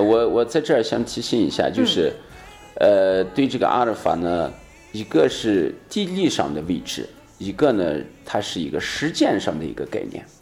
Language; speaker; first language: Chinese; native; Chinese